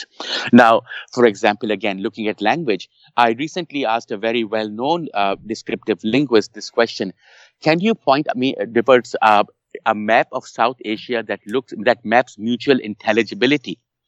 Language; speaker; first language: English; non-native, local second language; Urdu